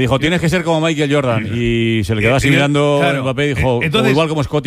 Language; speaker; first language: Spanish; native; Spanish